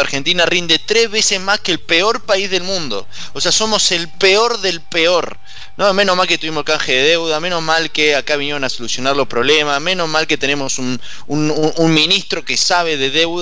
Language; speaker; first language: Spanish; native; Spanish